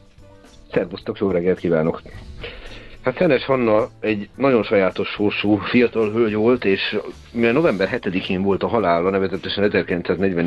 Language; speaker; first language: Hungarian; native; Hungarian